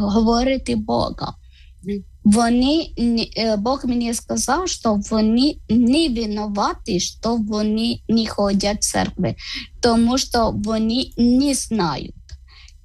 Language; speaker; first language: Ukrainian; non-native, learner; Malayalam